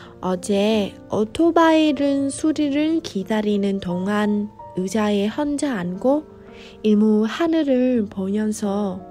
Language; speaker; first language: Korean; non-native, fluent; Vietnamese